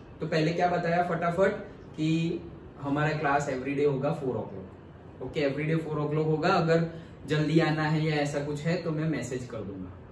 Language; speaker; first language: Hindi; non-native, local second language; Gujarati